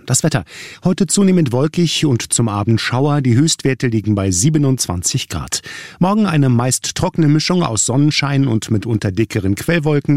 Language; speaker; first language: German; native; German